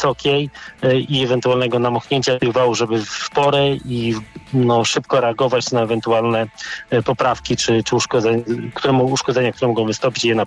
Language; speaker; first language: Polish; native; Polish